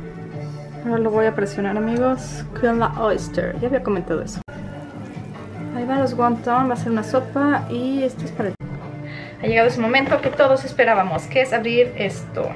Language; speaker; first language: Spanish; native; Spanish